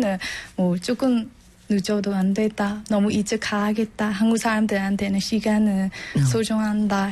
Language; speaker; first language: Korean; non-native, learner; Burmese